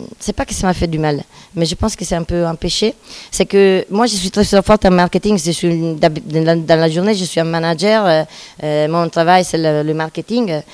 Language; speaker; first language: French; non-native, fluent; Italian